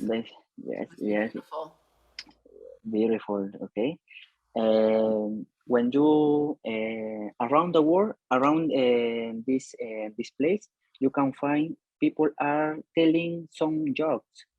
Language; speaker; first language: English; non-native, learner; Spanish